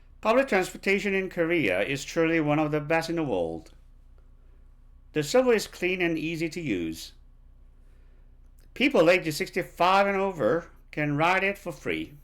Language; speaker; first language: English; non-native, fluent; Korean